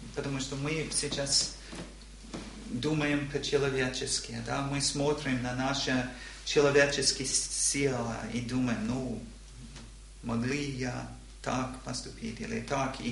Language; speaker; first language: Russian; non-native, learner; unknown